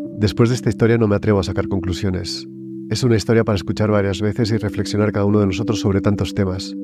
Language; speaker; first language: Spanish; native; Spanish